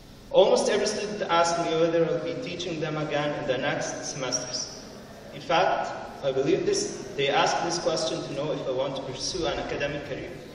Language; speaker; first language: English; non-native, fluent; Arabic